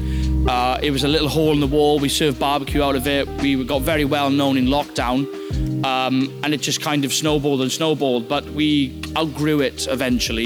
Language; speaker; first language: English; native; English